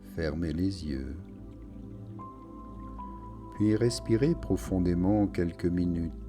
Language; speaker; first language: French; native; French